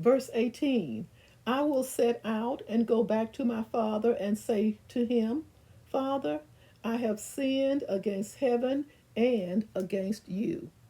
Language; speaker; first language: English; native; English